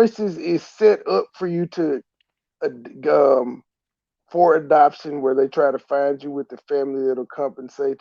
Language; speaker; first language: English; native; English